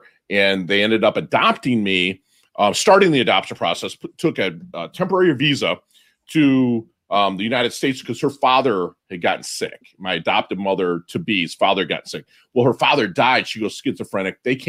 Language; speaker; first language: English; native; English